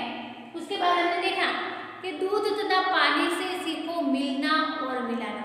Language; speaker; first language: Hindi; non-native, local second language; Gujarati